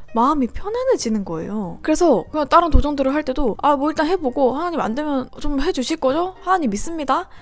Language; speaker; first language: Korean; native; Korean